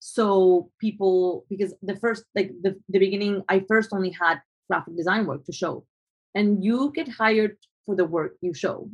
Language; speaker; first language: English; non-native, fluent; Spanish